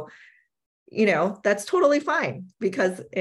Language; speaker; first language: English; native; English